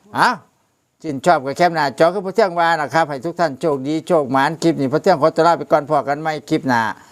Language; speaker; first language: Thai; native; Thai